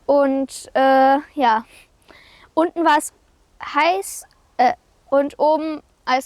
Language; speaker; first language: German; native; German